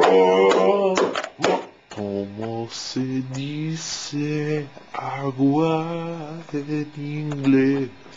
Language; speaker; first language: Spanish; non-native, learner; English